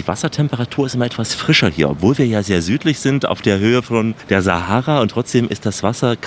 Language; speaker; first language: German; native; German